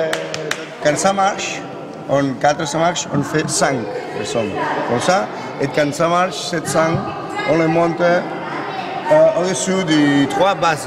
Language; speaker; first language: French; non-native, learner; Catalan